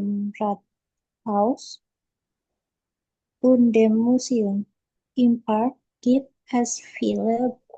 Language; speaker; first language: German; non-native, learner; Indonesian